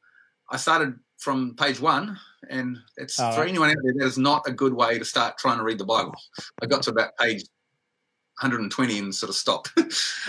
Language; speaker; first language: English; native; English